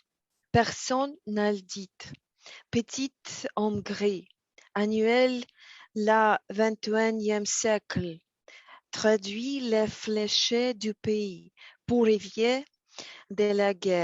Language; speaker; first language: French; non-native, learner; Russian